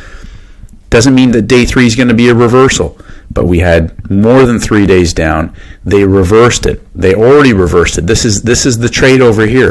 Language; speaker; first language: English; native; English